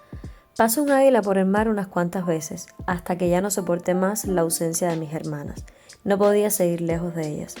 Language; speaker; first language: Spanish; native; Spanish